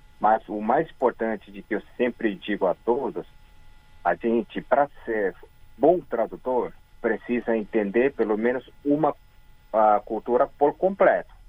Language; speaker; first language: Portuguese; early bilingual, other home language; Korean